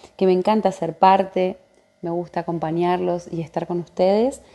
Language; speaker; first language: Spanish; native; Spanish